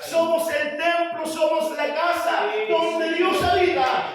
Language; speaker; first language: Spanish; native; Spanish